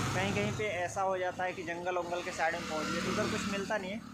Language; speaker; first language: Hindi; native; Hindi